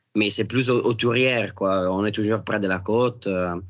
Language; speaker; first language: French; non-native, fluent; Italian